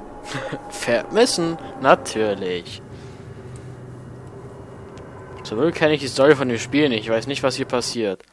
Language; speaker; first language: German; native; German